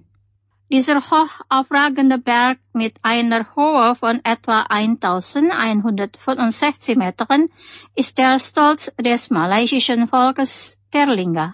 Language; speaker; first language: German; non-native, fluent; Indonesian